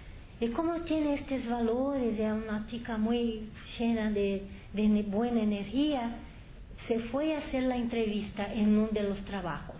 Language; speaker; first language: Spanish; non-native, fluent; Portuguese